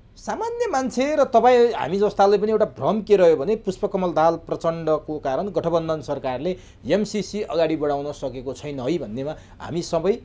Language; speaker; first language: Nepali; native; Nepali